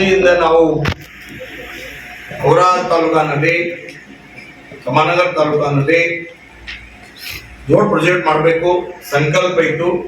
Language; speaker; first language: Kannada; non-native, local second language; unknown